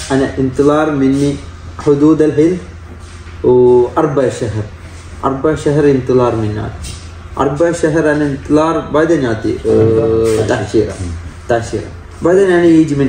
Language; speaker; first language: Arabic; non-native, learner; Malayalam